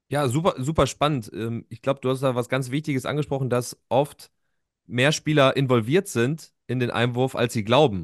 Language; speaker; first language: German; native; German